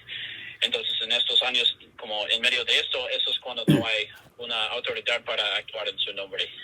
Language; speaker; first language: Spanish; non-native, fluent; English